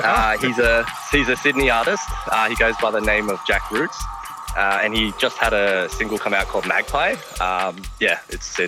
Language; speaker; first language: English; native; English